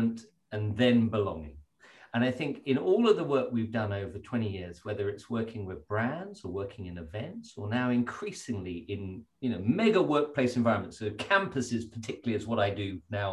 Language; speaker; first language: English; native; English